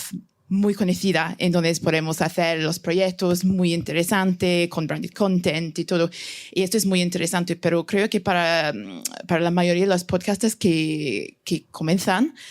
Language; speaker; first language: Spanish; non-native, fluent; English